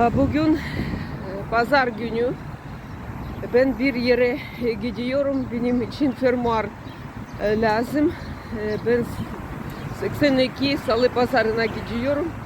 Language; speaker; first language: Turkish; non-native, learner; Russian